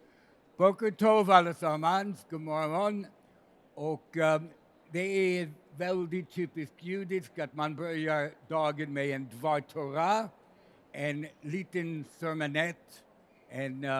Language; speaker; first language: Swedish; non-native, fluent; English